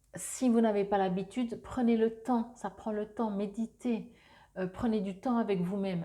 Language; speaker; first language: French; native; French